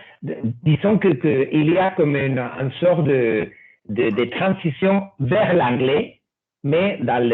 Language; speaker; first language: French; non-native, fluent; Spanish